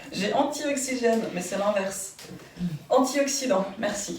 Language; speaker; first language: French; native; French